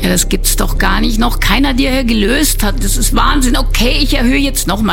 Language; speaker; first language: German; native; German